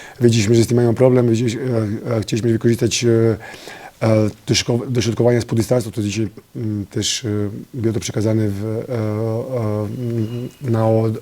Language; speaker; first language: Polish; non-native, fluent; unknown